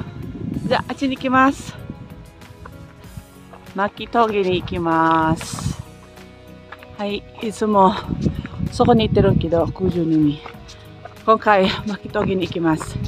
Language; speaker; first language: Japanese; non-native, learner; Filipino